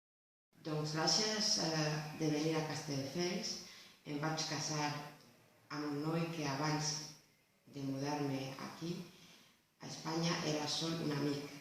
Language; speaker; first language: Catalan; non-native, learner; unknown